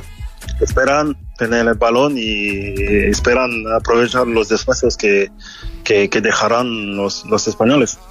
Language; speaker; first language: Spanish; non-native, learner; French